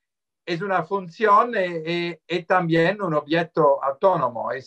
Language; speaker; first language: Spanish; non-native, fluent; Swiss German